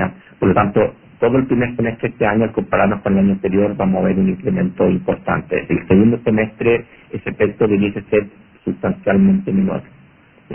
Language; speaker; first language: Spanish; native; Spanish